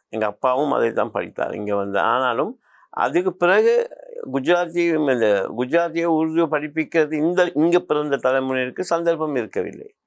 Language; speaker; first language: Tamil; non-native, local second language; Memoni